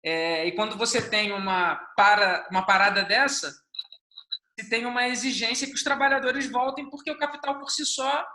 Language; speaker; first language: Portuguese; native; Portuguese